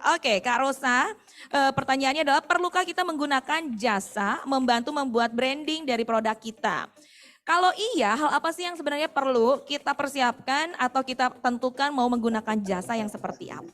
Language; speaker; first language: Indonesian; native; Indonesian